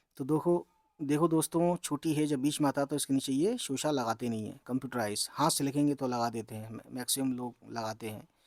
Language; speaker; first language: Hindi; native; Hindi